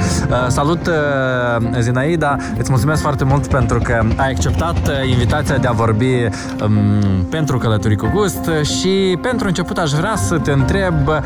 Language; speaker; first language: Romanian; native; Romanian